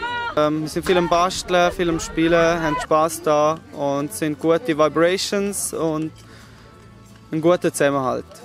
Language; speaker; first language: German; native; German